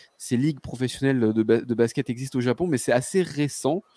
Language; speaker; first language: French; native; French